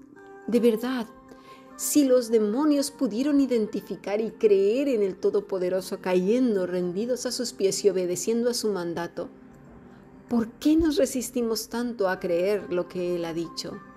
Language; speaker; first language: Spanish; native; Spanish